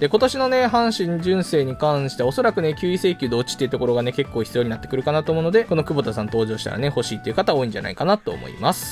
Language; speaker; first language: Japanese; native; Japanese